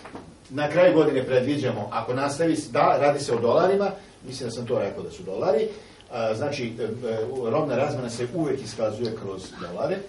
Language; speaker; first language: Serbian; native; Serbian